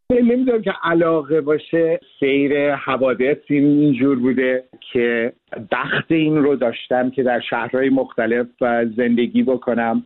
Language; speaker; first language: Persian; early bilingual, heritage; Persian